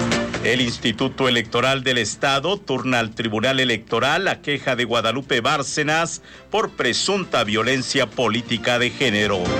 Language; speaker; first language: Spanish; native; Spanish